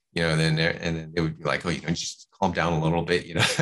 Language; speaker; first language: English; native; English